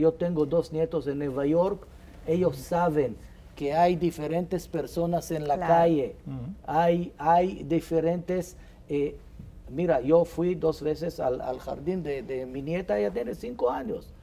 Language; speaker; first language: Spanish; non-native, fluent; Hebrew